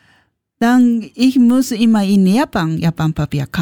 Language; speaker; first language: German; non-native, learner; Japanese